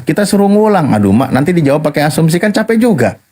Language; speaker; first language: Indonesian; native; Indonesian